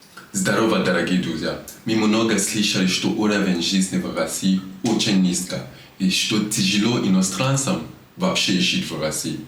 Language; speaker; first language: Russian; non-native, fluent; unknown